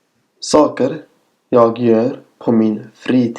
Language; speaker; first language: Swedish; non-native, fluent; Arabic